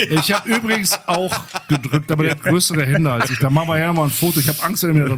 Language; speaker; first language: German; native; German